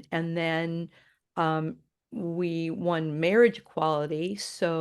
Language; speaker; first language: English; native; English